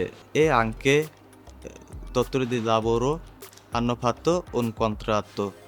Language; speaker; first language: Italian; non-native, learner; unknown